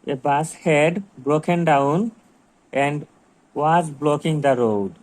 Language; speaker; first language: English; non-native, local second language; Bangla